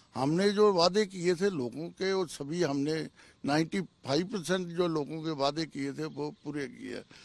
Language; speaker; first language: Hindi; non-native, local second language; Punjabi